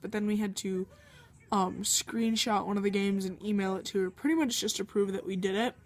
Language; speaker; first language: English; native; English